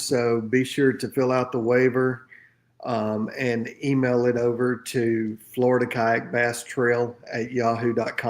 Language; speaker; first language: English; native; English